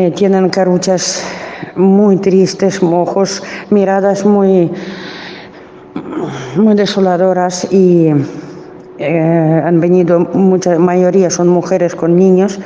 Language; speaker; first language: Spanish; non-native, fluent; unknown